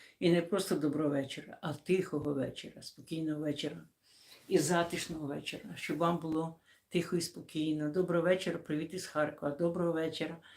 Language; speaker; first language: Ukrainian; non-native, local second language; Russian